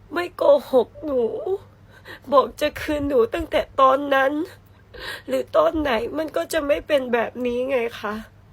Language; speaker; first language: Thai; early bilingual, other home language; Vietnamese